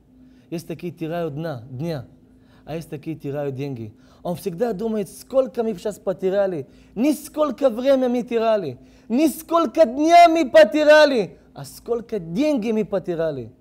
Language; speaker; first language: Russian; non-native, learner; Hebrew